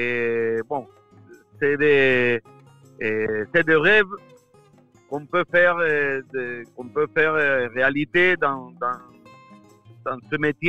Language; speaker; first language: French; non-native, fluent; Spanish